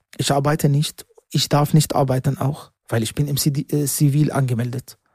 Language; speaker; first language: German; non-native, learner; Arabic